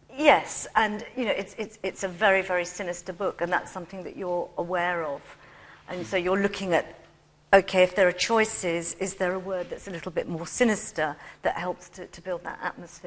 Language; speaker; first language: English; native; English